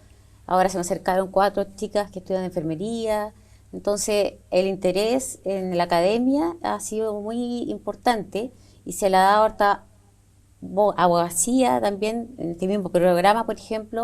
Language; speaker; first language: Spanish; native; Spanish